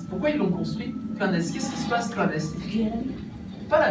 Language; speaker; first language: French; native; French